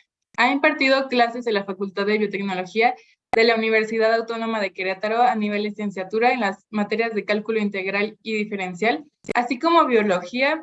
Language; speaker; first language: Spanish; native; Spanish